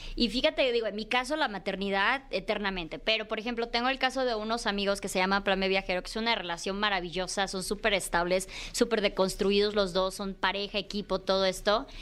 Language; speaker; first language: Spanish; native; Spanish